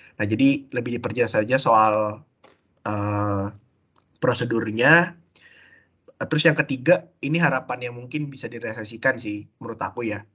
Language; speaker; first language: Indonesian; native; Indonesian